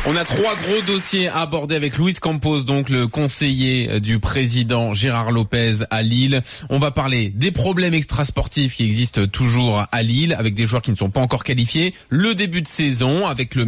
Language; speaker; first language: French; native; French